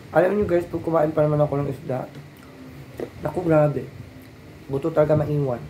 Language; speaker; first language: Filipino; non-native, local second language; Masbatenyo